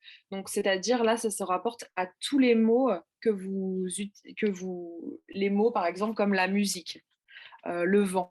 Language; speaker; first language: French; native; French